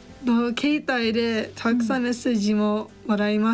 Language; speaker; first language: Japanese; non-native, learner; English